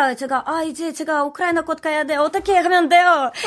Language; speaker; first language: Korean; non-native, fluent; Ukrainian